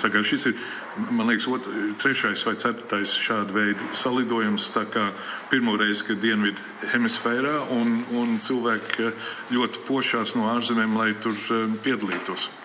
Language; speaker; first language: Latvian; early bilingual, heritage; Latvian